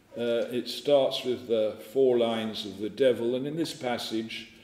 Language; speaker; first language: English; native; English